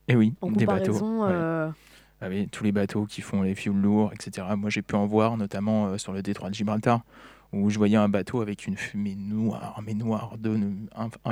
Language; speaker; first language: French; native; French